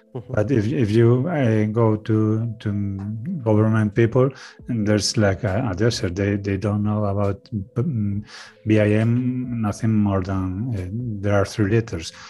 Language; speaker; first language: English; non-native, learner; Spanish